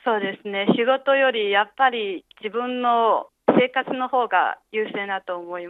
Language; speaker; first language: Japanese; non-native, fluent; Chinese